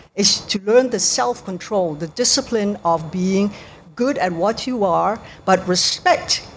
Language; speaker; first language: English; native; English